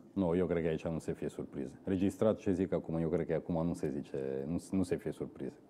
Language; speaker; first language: Romanian; non-native, fluent; Italian